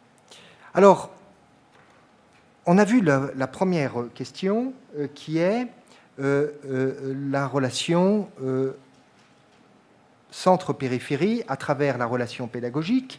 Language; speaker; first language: French; native; French